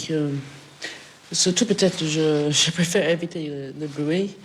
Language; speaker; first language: French; non-native, fluent; English